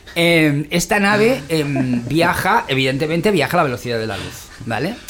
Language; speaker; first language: Spanish; native; Spanish